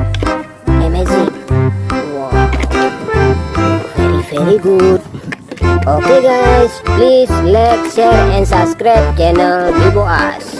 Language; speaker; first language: English; non-native, learner; Indonesian